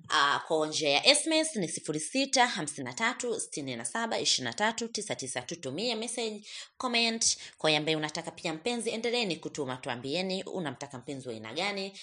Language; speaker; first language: Swahili; native; Swahili